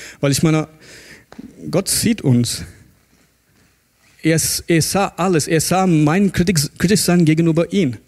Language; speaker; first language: German; non-native, fluent; English